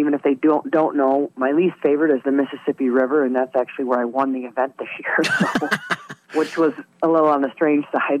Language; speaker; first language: English; native; English